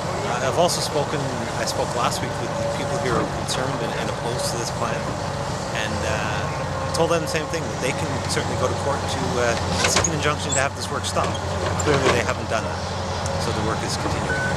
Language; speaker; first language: English; native; English